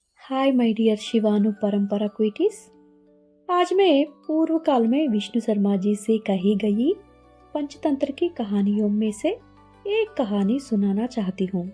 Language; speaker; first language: Hindi; non-native, learner; Telugu